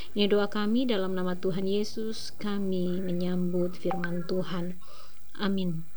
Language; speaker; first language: Indonesian; native; Indonesian